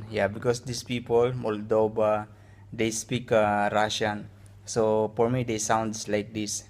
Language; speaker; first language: English; non-native, local second language; Filipino